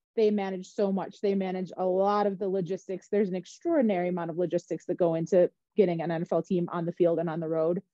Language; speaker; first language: English; native; English